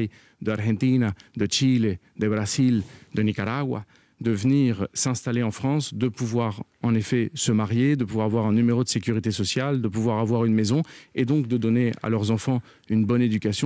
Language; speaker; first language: French; early bilingual, heritage; Spanish